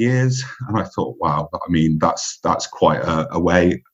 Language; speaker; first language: English; native; English